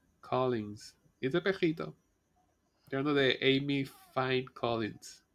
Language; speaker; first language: Spanish; native; Spanish